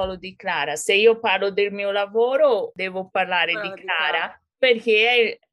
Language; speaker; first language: Italian; non-native, fluent; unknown